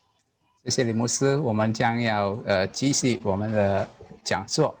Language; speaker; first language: Chinese; non-native, learner; Indonesian